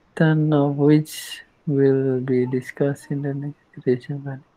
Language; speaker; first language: English; non-native, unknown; Indonesian